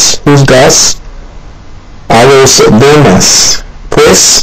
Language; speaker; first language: Spanish; non-native, learner; Haitian Creole